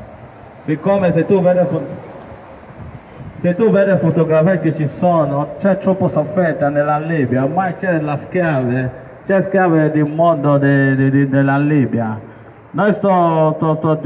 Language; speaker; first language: Italian; non-native, learner; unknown